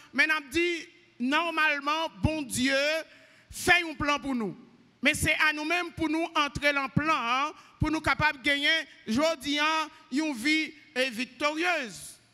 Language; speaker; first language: French; non-native, local second language; Haitian Creole